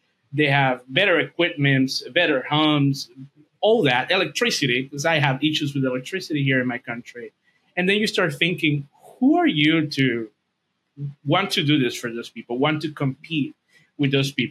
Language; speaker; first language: English; non-native, fluent; Spanish